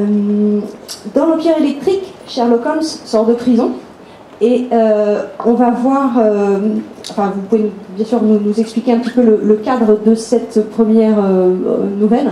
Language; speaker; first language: French; native; French